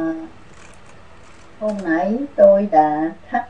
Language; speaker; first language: Vietnamese; non-native, learner; Khmer